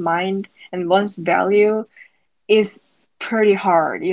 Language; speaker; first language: English; non-native, fluent; Korean